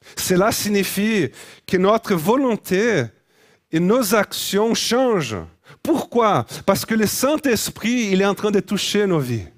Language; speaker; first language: French; non-native, fluent; Portuguese